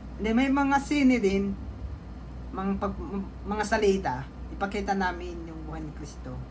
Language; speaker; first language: Filipino; non-native, local second language; Cebuano